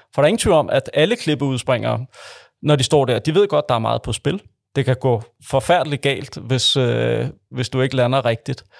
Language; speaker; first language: Danish; native; Danish